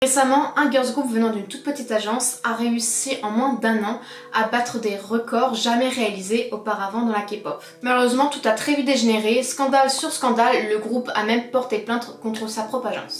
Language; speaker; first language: French; native; French